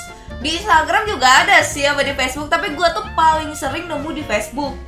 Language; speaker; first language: Indonesian; native; Indonesian